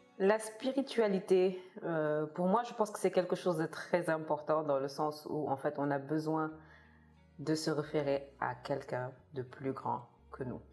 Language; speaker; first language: French; non-native, local second language; Kabuverdianu